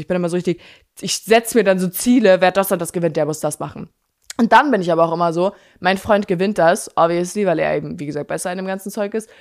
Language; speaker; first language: German; native; German